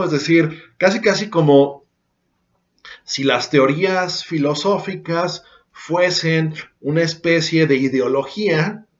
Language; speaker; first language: Spanish; native; Spanish